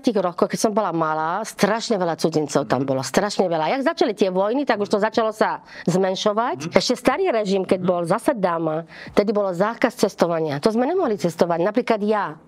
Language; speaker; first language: Slovak; early bilingual, heritage; Slovak